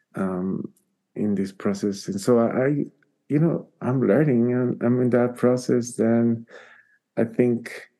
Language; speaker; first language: English; non-native, fluent; Spanish